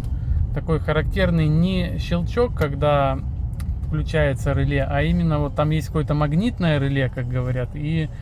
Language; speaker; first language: Russian; native; Russian